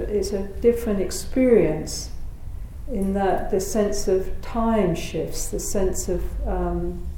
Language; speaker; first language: English; native; English